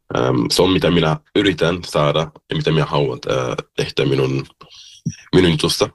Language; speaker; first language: Finnish; early bilingual, heritage; German